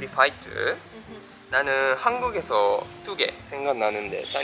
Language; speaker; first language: Korean; non-native, fluent; Japanese